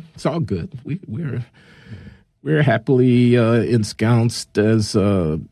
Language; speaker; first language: English; native; English